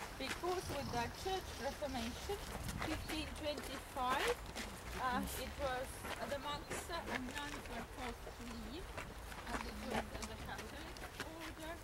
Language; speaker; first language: English; non-native, fluent; Estonian